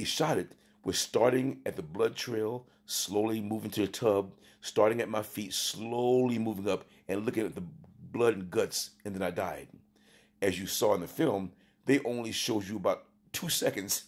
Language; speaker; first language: English; native; English